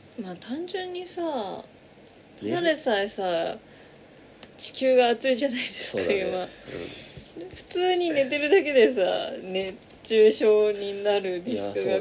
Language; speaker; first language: Japanese; native; Japanese